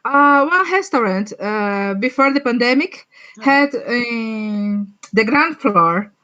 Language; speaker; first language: English; non-native, learner; Portuguese